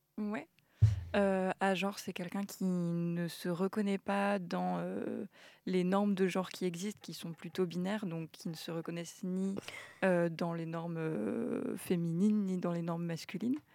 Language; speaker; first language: French; native; French